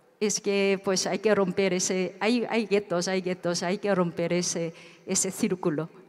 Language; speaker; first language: Spanish; non-native, fluent; Korean